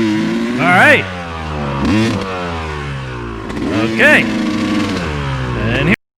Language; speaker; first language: English; native; English